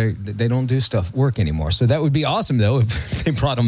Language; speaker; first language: English; native; English